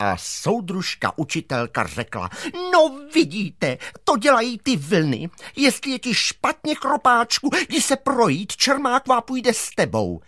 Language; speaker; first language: Czech; native; Czech